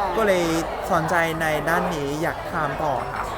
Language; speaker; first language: Thai; non-native, fluent; Chinese